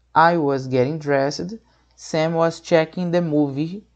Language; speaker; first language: English; non-native, fluent; Portuguese